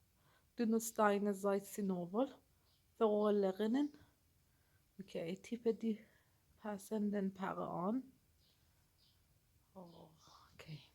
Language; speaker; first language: German; non-native, learner; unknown